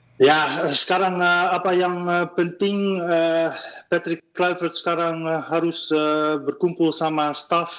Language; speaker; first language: Indonesian; non-native, fluent; Dutch